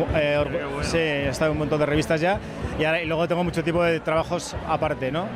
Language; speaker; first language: Spanish; native; Spanish